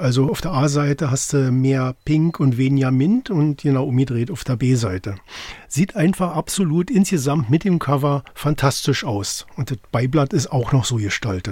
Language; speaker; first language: German; native; German